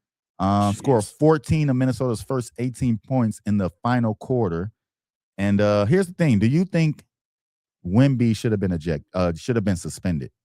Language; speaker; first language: English; native; English